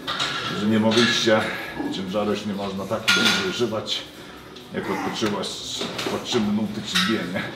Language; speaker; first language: Polish; non-native, fluent; Lithuanian